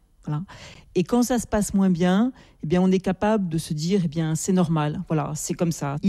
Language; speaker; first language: French; native; French